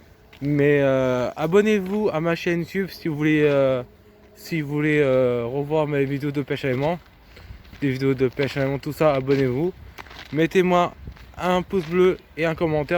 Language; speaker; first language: French; native; French